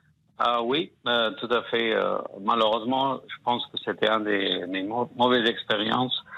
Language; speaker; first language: French; non-native, fluent; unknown